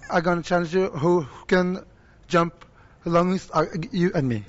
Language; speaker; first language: English; non-native, learner; Norwegian